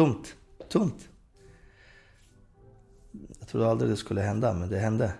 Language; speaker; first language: Swedish; non-native, fluent; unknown